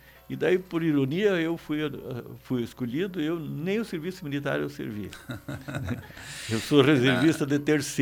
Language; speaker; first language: Portuguese; native; Portuguese